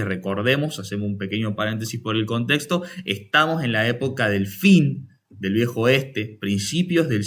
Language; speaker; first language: Spanish; native; Spanish